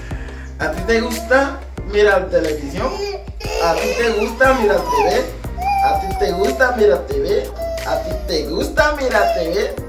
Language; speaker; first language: Spanish; non-native, learner; Haitian Creole